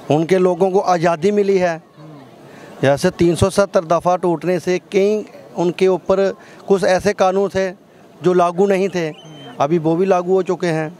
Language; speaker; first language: Hindi; native; Hindi